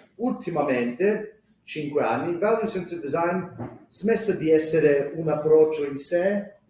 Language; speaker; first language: Italian; non-native, fluent; English